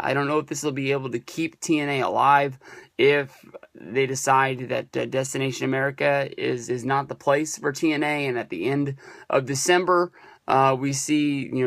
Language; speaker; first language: English; native; English